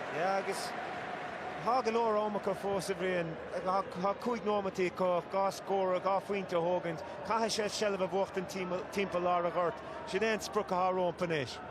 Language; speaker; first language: Irish; native; Irish